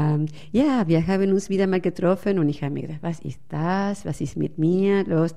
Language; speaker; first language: German; non-native, fluent; Spanish